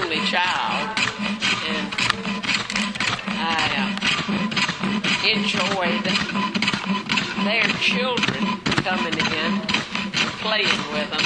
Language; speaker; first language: English; native; English